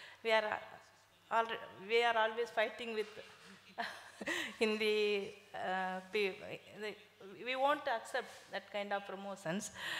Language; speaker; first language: English; non-native, local second language; Tamil